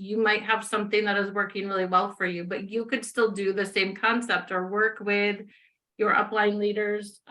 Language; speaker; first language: English; native; English